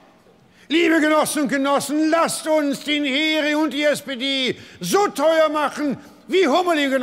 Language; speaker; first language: German; native; German